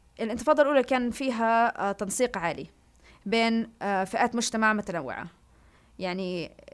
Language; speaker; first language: Arabic; early bilingual, heritage; Arabic